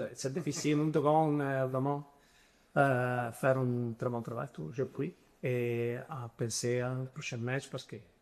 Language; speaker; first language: French; non-native, fluent; Italian